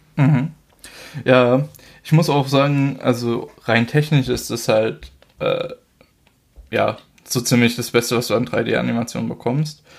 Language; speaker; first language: German; native; German